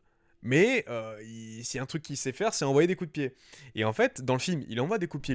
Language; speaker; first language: French; native; French